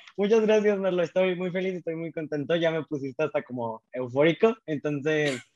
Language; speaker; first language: Spanish; native; Spanish